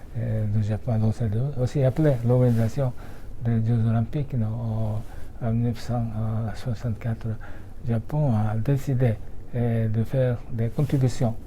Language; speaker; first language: French; non-native, fluent; Japanese